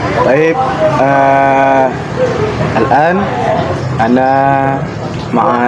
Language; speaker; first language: Arabic; non-native, learner; Indonesian